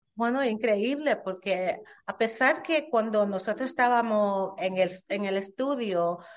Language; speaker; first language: Spanish; early bilingual, heritage; Spanish